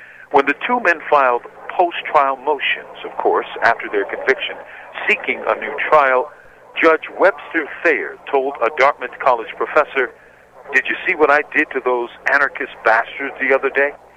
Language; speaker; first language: English; native; English